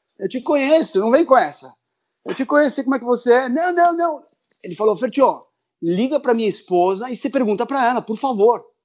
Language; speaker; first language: Portuguese; early bilingual, other home language; Spanish